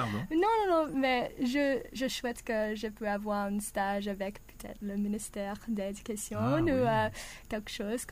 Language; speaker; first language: French; non-native, learner; English